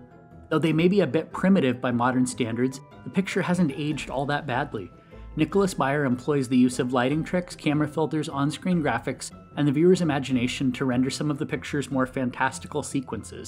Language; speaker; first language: English; native; English